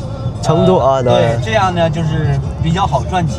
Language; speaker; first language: Chinese; native; Chinese